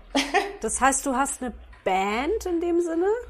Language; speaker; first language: German; native; German